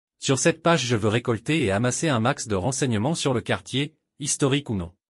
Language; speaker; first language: French; native; French